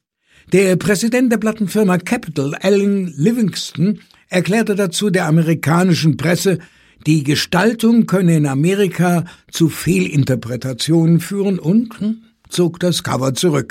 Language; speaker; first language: German; native; German